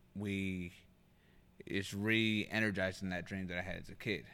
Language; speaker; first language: English; native; English